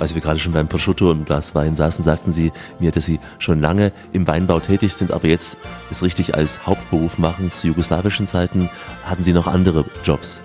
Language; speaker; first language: German; native; German